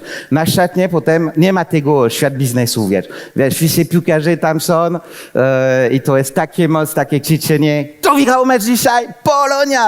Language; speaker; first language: Polish; non-native, fluent; French